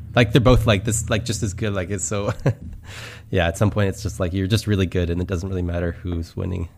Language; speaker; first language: English; native; English